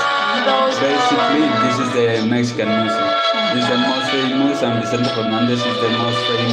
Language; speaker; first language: English; non-native, learner; Spanish